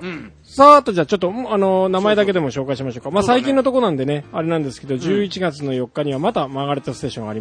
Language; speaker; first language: Japanese; native; Japanese